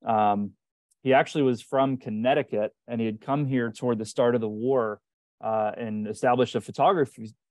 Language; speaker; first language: English; native; English